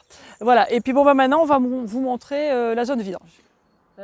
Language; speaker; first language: French; native; French